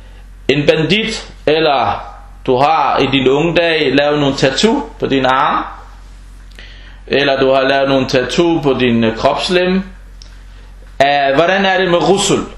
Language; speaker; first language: Danish; non-native, fluent; Arabic